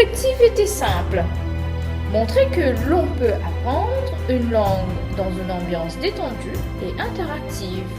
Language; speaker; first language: French; non-native, fluent; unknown